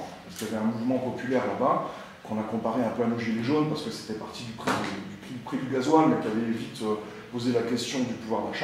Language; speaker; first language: French; native; French